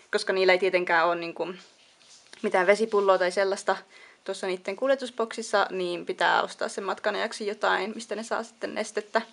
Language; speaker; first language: Finnish; native; Finnish